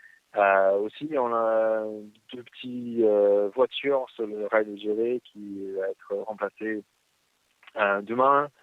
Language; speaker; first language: French; non-native, fluent; English